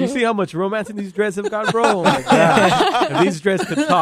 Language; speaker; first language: English; native; English